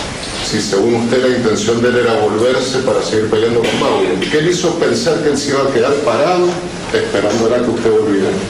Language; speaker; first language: Spanish; native; Spanish